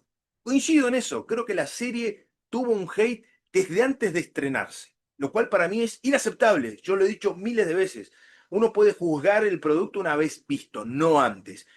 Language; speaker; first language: Spanish; native; Spanish